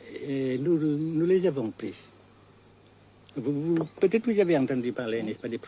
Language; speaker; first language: French; non-native, local second language; Vietnamese